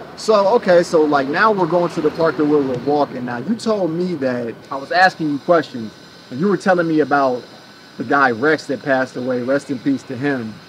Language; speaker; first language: English; native; English